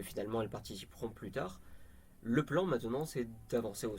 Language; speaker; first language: French; native; French